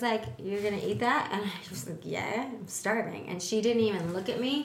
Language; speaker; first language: English; native; English